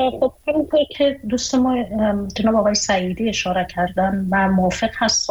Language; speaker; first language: Persian; native; Persian